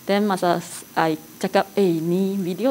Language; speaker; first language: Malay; non-native, local second language; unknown